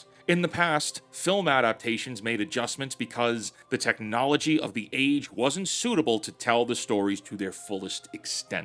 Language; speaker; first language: English; native; English